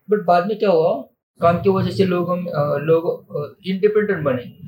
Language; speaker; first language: Hindi; non-native, local second language; Marathi